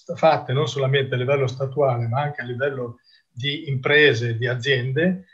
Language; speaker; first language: Italian; native; Italian